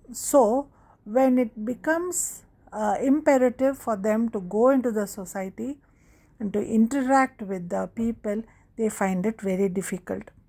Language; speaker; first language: English; non-native, local second language; Tamil